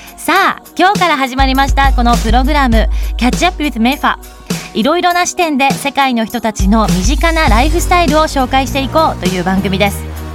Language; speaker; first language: Japanese; early bilingual, other home language; Korean